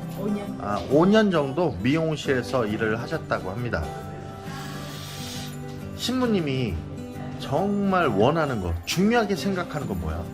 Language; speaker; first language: Korean; non-native, fluent; Vietnamese